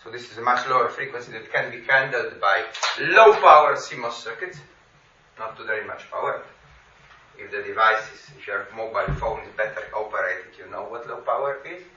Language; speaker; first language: English; non-native, fluent; Slovenian